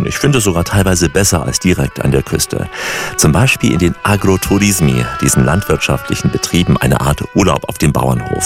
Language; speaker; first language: German; native; German